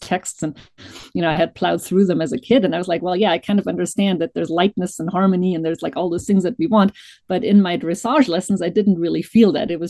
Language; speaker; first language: English; non-native, fluent; German